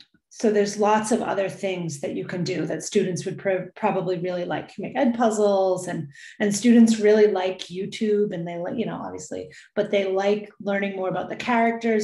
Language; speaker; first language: English; native; English